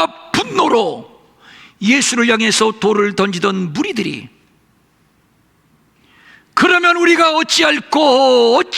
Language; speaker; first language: Korean; native; Korean